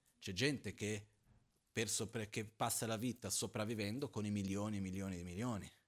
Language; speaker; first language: Italian; non-native, fluent; Portuguese